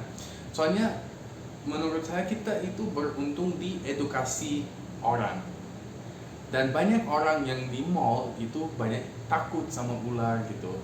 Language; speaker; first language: Indonesian; non-native, fluent; English